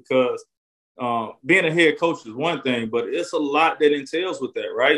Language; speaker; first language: English; native; English